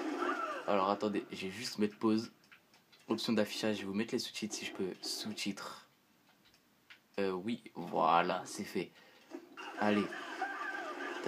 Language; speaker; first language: French; native; French